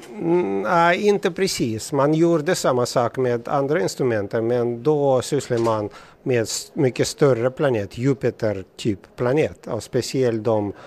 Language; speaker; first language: Swedish; non-native, fluent; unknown